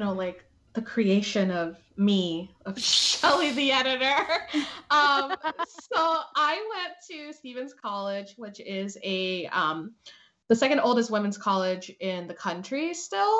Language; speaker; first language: English; early bilingual, other home language; Spanish